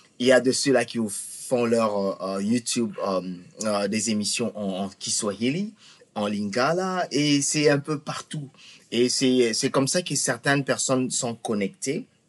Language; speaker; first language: French; non-native, local second language; Lingala